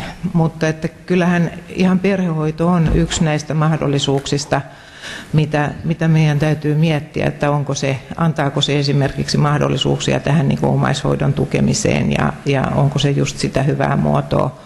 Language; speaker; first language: Finnish; native; Finnish